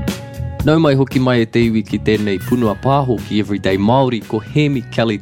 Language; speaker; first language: Māori; non-native, local second language; English